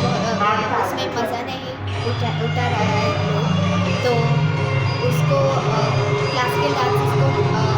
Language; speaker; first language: Hindi; non-native, local second language; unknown